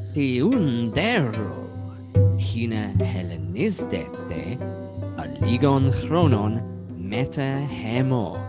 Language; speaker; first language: Greek; non-native, learner; English